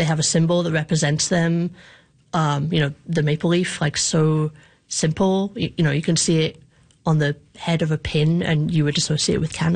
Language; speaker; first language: English; native; English